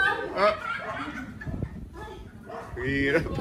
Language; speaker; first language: Filipino; native; Filipino